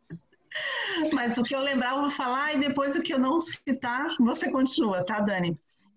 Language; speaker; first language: Portuguese; native; Portuguese